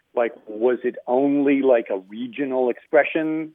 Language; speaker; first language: English; native; English